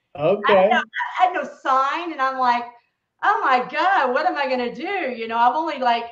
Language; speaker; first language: English; native; English